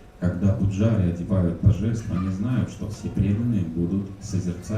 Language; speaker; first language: Russian; native; Russian